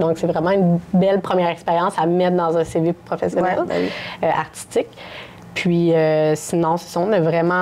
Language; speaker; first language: French; native; French